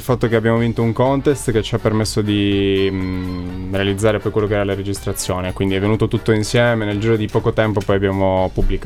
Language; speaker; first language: Italian; native; Italian